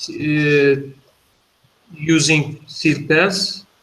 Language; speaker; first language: English; non-native, learner; Turkish